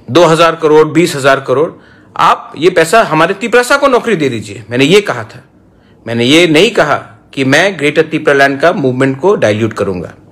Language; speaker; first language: Hindi; non-native, local second language; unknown